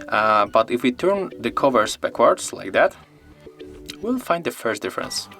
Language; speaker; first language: English; non-native, fluent; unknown